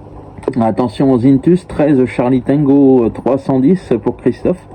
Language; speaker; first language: French; native; French